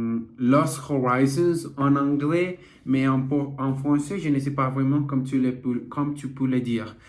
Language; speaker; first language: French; non-native, learner; Portuguese